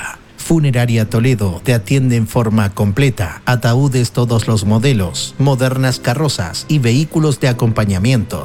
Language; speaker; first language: Spanish; native; Spanish